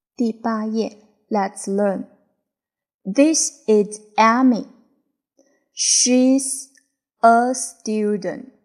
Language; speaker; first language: English; non-native, fluent; Chinese